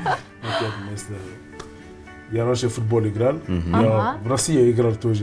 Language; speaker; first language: Russian; non-native, learner; English